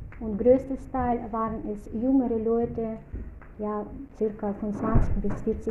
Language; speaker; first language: German; non-native, fluent; Russian